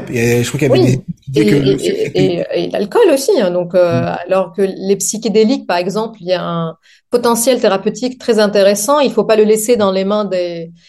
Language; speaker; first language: French; non-native, local second language; Arabic